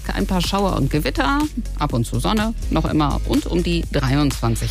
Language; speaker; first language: German; native; German